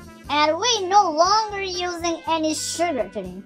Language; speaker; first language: English; non-native, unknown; Japanese